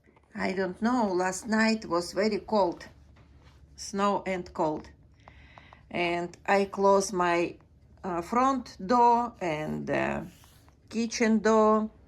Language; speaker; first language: English; non-native, learner; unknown